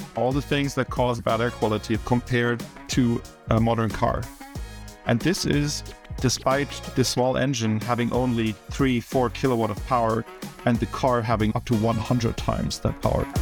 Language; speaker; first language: English; early bilingual, other home language; German